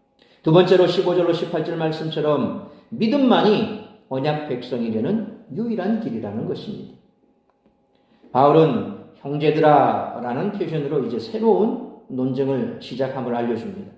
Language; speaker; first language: Korean; native; Korean